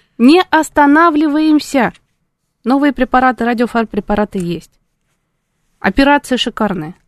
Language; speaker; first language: Russian; native; Russian